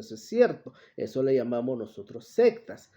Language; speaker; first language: Spanish; native; Spanish